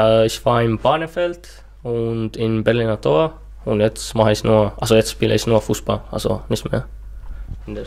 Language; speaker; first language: German; non-native, learner; Finnish